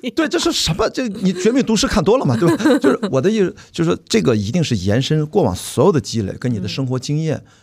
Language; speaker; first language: Chinese; native; Chinese